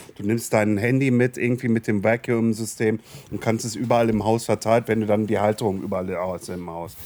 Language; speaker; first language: German; native; German